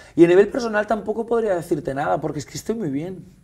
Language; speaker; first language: Spanish; native; Spanish